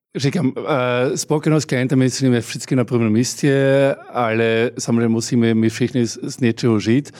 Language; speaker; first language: Czech; non-native, fluent; German